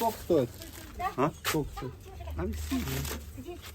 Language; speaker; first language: Russian; non-native, learner; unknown